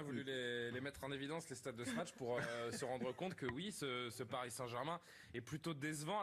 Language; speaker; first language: French; native; French